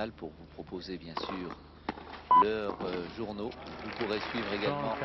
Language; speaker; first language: French; native; French